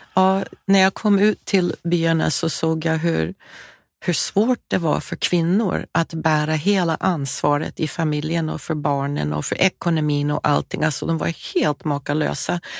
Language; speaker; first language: Swedish; non-native, fluent; English